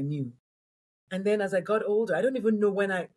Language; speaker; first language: English; non-native, local second language; Igbo